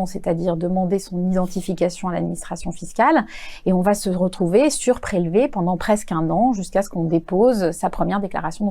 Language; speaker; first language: French; native; French